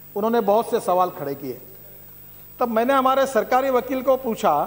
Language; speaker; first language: Hindi; non-native, local second language; Marathi